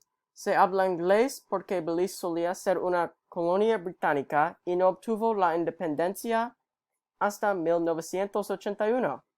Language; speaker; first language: Spanish; non-native, learner; English